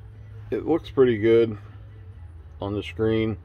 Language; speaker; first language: English; native; English